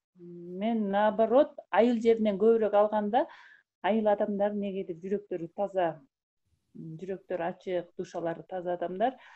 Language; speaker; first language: Kyrgyz; native; Kyrgyz